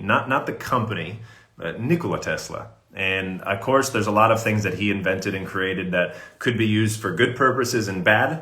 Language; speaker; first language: English; native; English